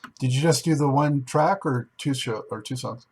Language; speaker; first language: English; native; English